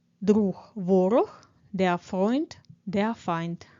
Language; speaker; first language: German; non-native, fluent; Ukrainian